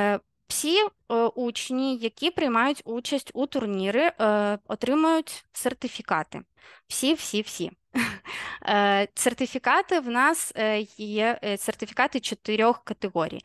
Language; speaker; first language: Ukrainian; native; Ukrainian